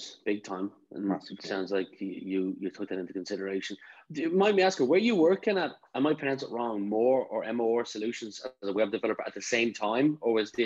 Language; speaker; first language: English; native; English